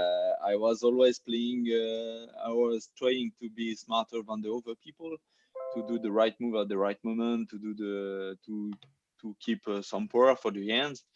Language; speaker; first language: English; non-native, learner; French